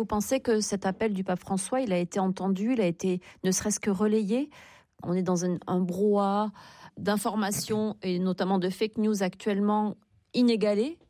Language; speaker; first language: French; native; French